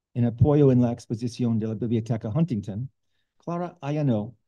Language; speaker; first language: Spanish; non-native, learner; English